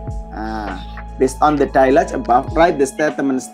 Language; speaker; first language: English; non-native, learner; Indonesian